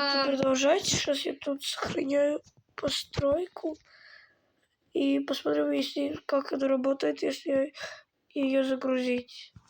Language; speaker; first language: Russian; native; Russian